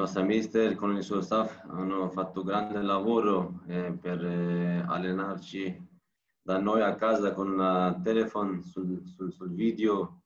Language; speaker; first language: Italian; non-native, learner; Turkish